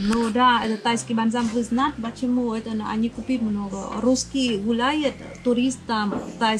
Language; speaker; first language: Russian; non-native, learner; Vietnamese